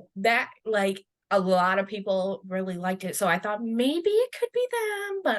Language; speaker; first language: English; native; English